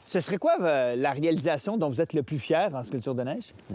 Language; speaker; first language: French; native; French